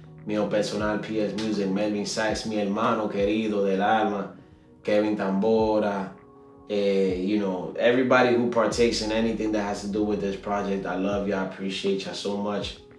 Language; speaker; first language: English; early bilingual, other home language; Spanish